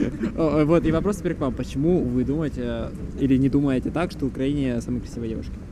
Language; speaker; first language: Russian; native; Russian